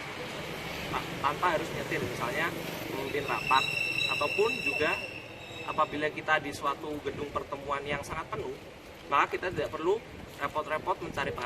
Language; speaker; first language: Indonesian; native; Indonesian